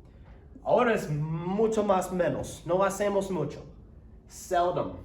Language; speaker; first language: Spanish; non-native, learner; English